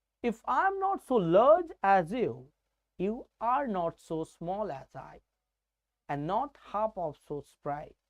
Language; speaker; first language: English; non-native, local second language; Bangla